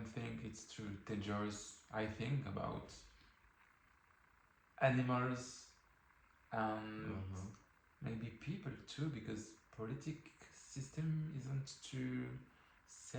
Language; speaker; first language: English; non-native, learner; French